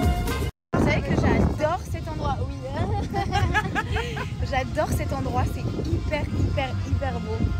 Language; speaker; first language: French; native; French